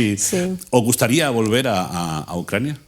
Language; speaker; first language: Spanish; native; Spanish